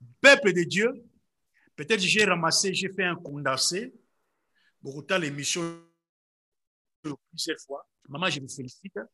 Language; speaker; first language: French; non-native, local second language; Lingala